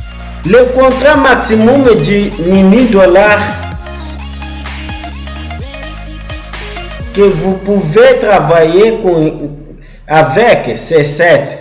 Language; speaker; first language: French; non-native, fluent; Portuguese